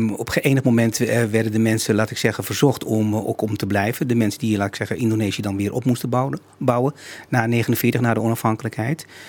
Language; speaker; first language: Dutch; native; Dutch